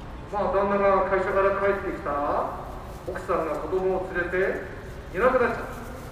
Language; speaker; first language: Japanese; native; Japanese